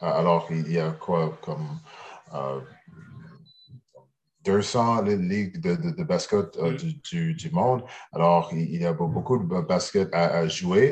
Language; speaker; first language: French; early bilingual, heritage; English